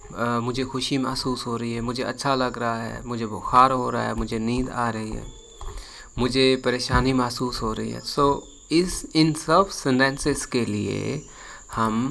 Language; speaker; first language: Urdu; native; Urdu